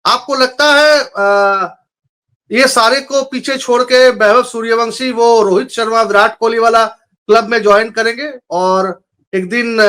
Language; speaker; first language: Hindi; non-native, local second language; Bangla